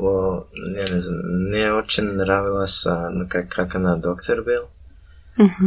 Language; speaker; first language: Russian; early bilingual, heritage; Russian